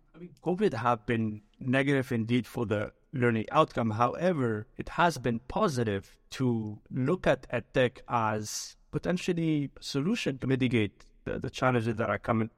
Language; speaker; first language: English; early bilingual, other home language; Arabic